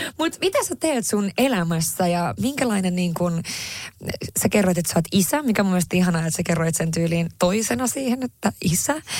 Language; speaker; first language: Finnish; early bilingual, heritage; Swedish